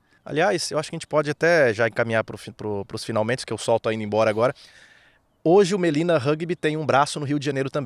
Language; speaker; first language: Portuguese; native; Portuguese